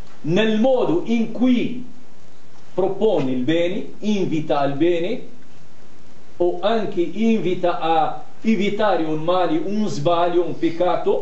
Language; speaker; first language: Italian; non-native, fluent; Arabic